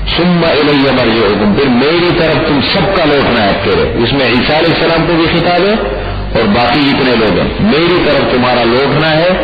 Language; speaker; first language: Urdu; non-native, local second language; Pashto